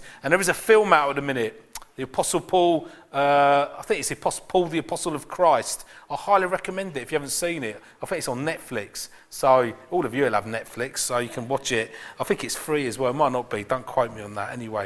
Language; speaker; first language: English; native; English